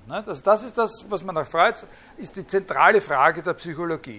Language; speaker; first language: German; native; German